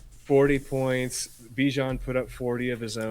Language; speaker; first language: English; native; English